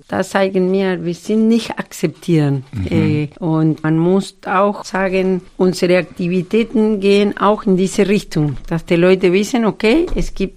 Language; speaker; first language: German; non-native, fluent; Spanish